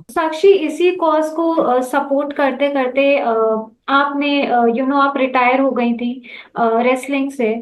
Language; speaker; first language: Hindi; native; Hindi